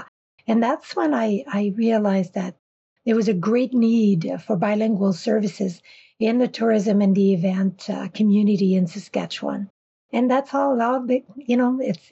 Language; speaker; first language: English; non-native, fluent; French